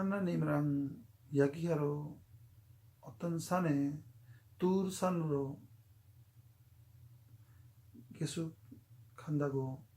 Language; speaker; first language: Korean; non-native, fluent; Urdu